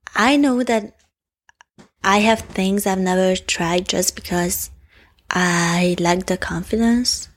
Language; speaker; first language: English; non-native, fluent; Hungarian